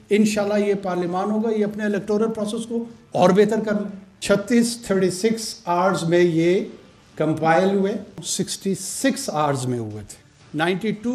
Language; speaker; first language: Urdu; non-native, local second language; Pashto